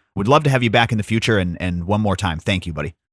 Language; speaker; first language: English; native; English